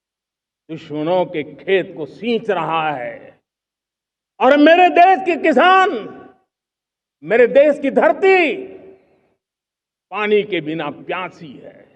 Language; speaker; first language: Hindi; non-native, local second language; Gujarati